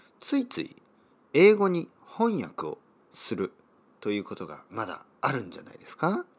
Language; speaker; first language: Japanese; native; Japanese